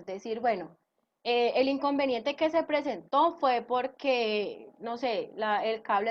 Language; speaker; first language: Spanish; native; Spanish